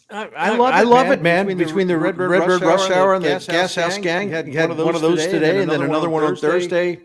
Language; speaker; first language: English; native; English